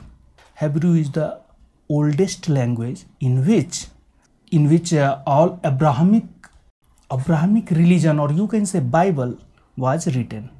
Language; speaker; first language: English; non-native, local second language; Hindi